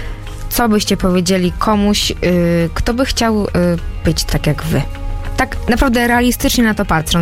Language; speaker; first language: Polish; native; Polish